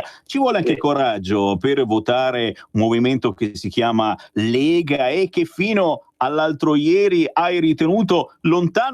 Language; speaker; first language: Italian; native; Italian